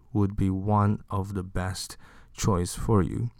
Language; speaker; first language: English; non-native, fluent; Chinese